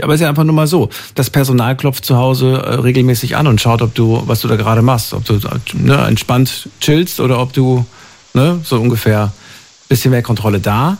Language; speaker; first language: German; native; German